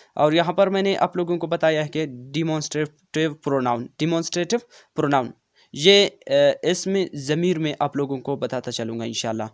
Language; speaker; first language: Urdu; non-native, local second language; Brahui